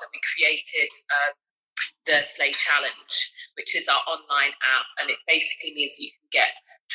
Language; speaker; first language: English; native; English